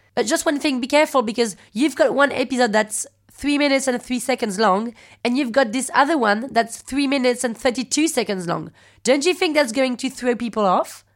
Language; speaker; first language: English; non-native, fluent; French